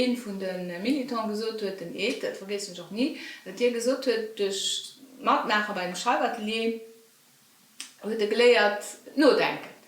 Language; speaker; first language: German; non-native, local second language; Luxembourgish